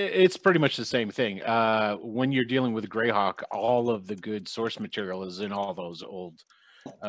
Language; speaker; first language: English; native; English